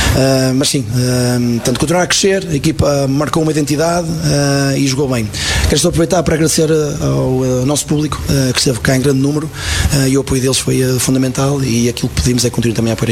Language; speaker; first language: Portuguese; native; Portuguese